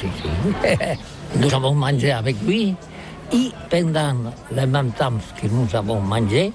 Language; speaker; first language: French; non-native, learner; Catalan